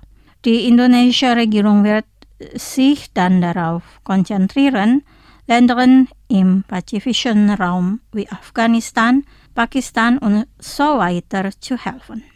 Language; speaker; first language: German; non-native, fluent; Indonesian